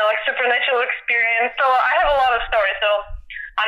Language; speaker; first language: English; non-native, fluent; Russian